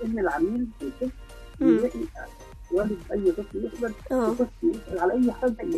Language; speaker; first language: Arabic; native; Arabic